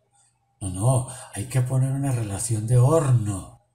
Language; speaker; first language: Spanish; native; Spanish